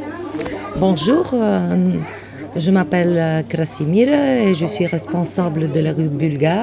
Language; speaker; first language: French; non-native, fluent; Bulgarian